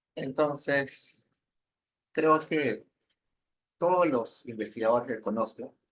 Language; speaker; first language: Spanish; native; Spanish